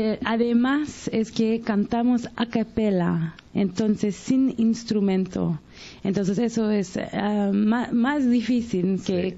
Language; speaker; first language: Spanish; early bilingual, heritage; Spanish